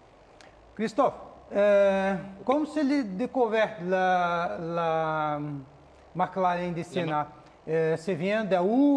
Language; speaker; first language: French; non-native, learner; Portuguese